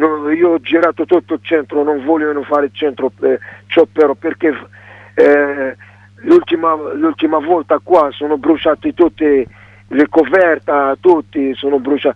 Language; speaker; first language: Italian; non-native, learner; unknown